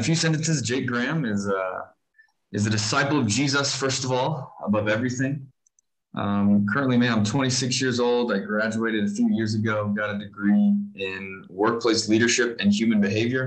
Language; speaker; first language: English; native; English